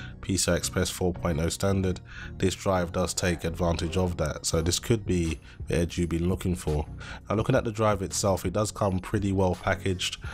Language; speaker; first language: English; native; English